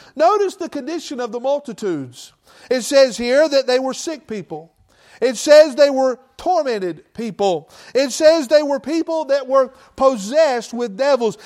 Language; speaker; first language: English; native; English